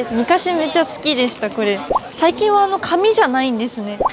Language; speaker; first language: Japanese; native; Japanese